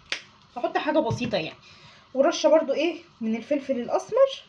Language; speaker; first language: Arabic; native; Arabic